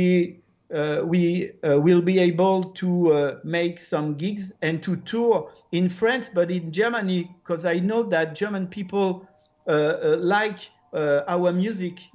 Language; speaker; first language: English; non-native, learner; French